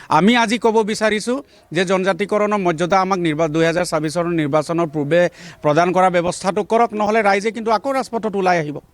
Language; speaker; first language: Assamese; non-native, local second language; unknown